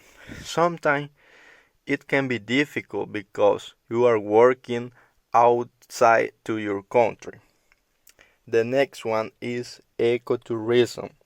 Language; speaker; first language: English; non-native, learner; Spanish